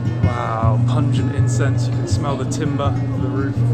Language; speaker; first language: English; native; English